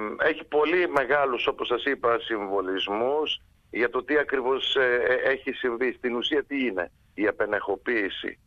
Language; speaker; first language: Greek; early bilingual, heritage; Greek